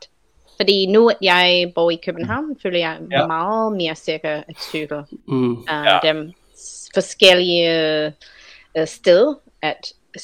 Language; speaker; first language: Danish; non-native, fluent; English